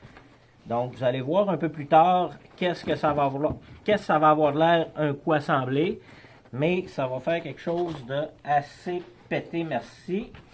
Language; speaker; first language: French; native; French